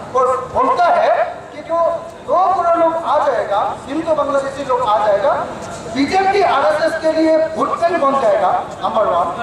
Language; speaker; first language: Hindi; non-native, local second language; Assamese